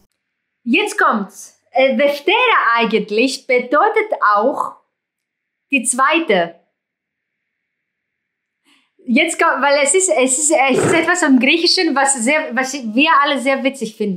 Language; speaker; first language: German; non-native, fluent; Greek